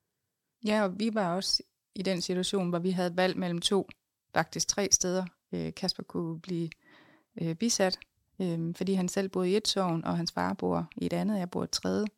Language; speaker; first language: Danish; native; Danish